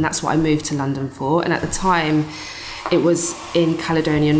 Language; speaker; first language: English; native; English